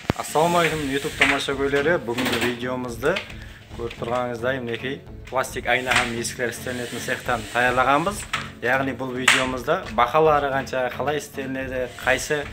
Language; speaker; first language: Uzbek; non-native, local second language; Kara-Kalpak